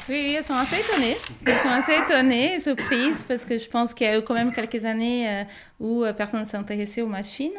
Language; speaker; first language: French; non-native, fluent; Portuguese